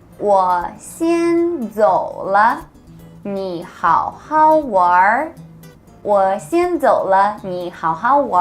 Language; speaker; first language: Chinese; non-native, fluent; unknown